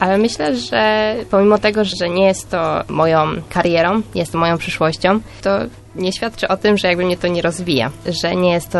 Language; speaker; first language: Polish; native; Polish